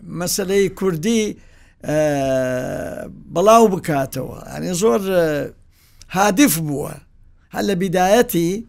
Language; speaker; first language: Central Kurdish; native; Central Kurdish